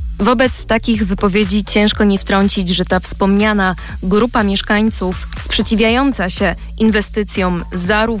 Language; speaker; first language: Polish; native; Polish